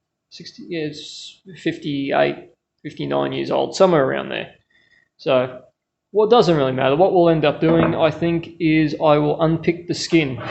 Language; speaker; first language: English; native; English